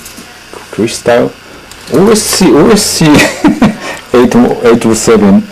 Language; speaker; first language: English; non-native, learner; Japanese